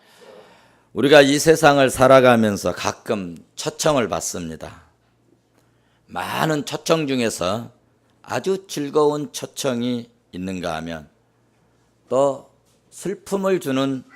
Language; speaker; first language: Korean; native; Korean